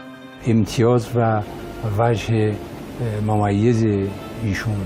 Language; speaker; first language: Persian; native; Persian